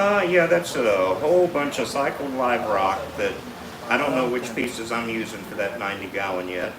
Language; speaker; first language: English; native; English